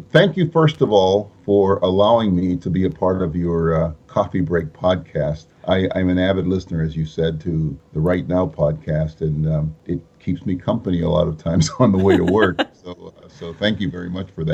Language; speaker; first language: English; early bilingual, other home language; Spanish